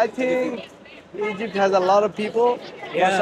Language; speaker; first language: English; non-native, local second language; Bangla